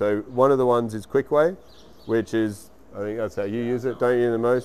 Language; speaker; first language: English; native; English